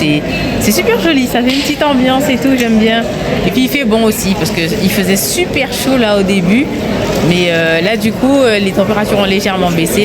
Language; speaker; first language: French; native; French